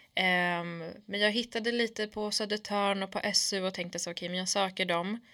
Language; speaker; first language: Swedish; early bilingual, other home language; Kurdish